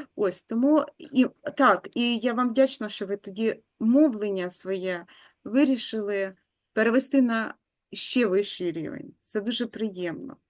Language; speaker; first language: Ukrainian; native; Ukrainian